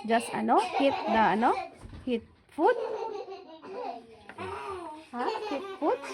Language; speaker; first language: English; non-native, learner; Filipino